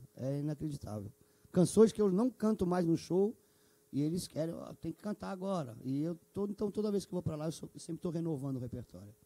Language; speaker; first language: Portuguese; native; Portuguese